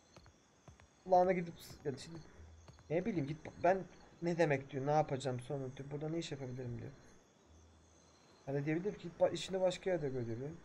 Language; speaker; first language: Turkish; native; Turkish